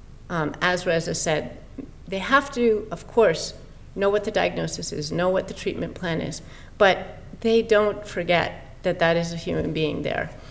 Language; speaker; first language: English; native; English